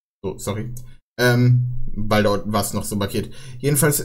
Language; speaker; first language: German; native; German